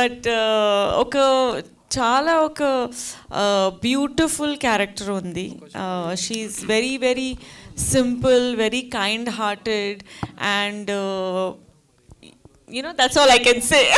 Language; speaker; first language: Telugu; non-native, learner; Hindi